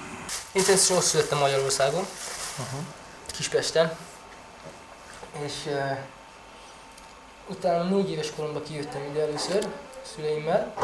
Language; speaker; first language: Hungarian; early bilingual, heritage; Hungarian